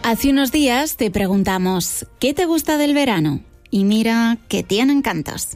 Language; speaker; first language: Spanish; native; Spanish